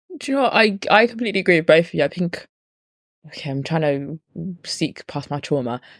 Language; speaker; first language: English; native; English